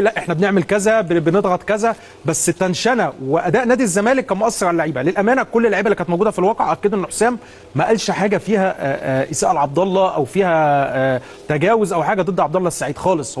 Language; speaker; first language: Arabic; native; Arabic